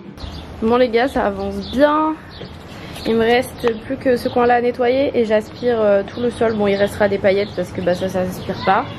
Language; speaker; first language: French; native; French